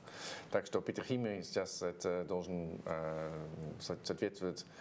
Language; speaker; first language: Russian; non-native, fluent; English